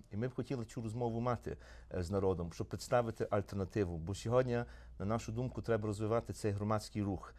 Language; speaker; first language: Ukrainian; early bilingual, heritage; Ukrainian